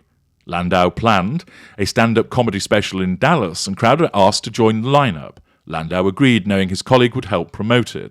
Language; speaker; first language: English; native; English